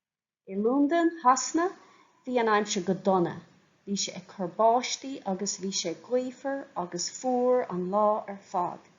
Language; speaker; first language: Irish; non-native, fluent; English